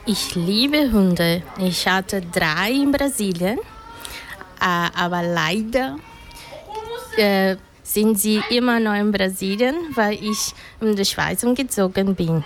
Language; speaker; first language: German; non-native, learner; Portuguese